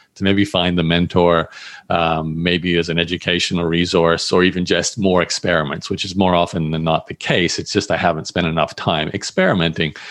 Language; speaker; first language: English; native; English